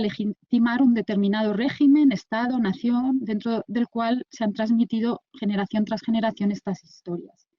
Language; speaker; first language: Spanish; native; Spanish